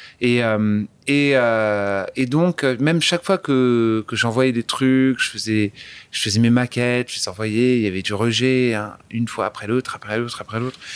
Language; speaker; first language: French; early bilingual, other home language; English